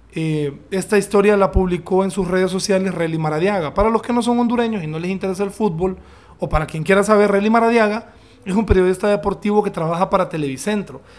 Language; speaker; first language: Spanish; native; Spanish